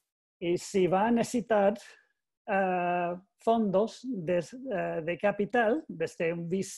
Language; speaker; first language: Spanish; non-native, learner; English